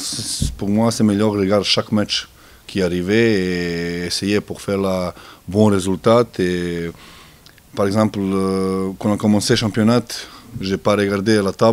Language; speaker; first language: French; non-native, learner; Serbian